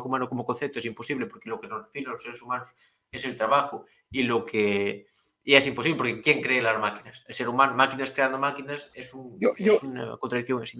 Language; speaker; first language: Spanish; native; Spanish